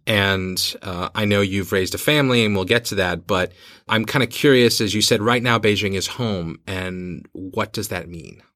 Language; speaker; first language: English; native; English